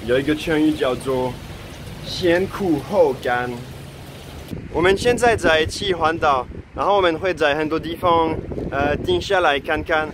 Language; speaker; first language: Chinese; non-native, fluent; French